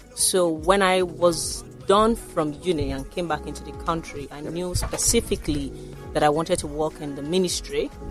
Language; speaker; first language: English; non-native, local second language; Yoruba